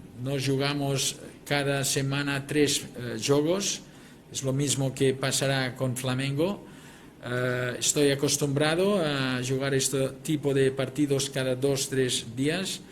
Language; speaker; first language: Spanish; non-native, local second language; Catalan